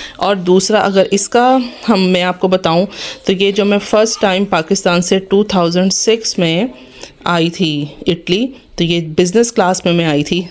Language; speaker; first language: Urdu; non-native, local second language; Punjabi